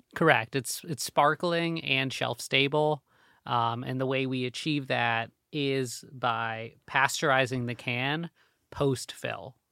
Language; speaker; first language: English; early bilingual, other home language; Hindi